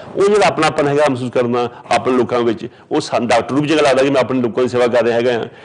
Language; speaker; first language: Punjabi; early bilingual, heritage; Punjabi